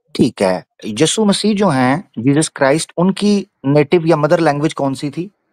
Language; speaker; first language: Hindi; native; Hindi